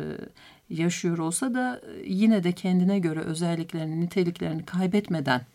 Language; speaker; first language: Turkish; native; Turkish